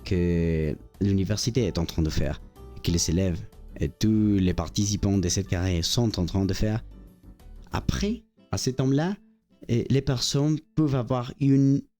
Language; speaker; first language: French; non-native, learner; Spanish